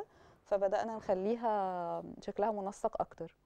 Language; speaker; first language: Arabic; native; Arabic